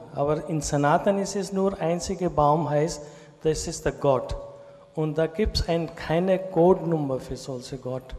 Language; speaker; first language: German; non-native, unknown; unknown